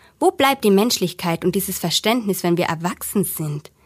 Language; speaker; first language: German; native; German